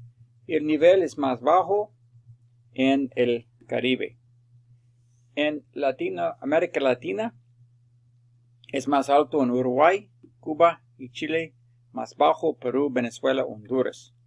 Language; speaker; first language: Spanish; non-native, fluent; English